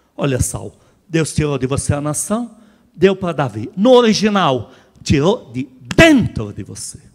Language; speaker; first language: Portuguese; non-native, fluent; Arabic